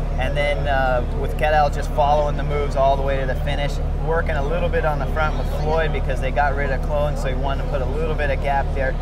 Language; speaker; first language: English; native; English